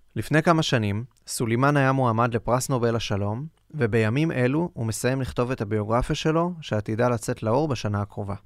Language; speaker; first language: Hebrew; native; Hebrew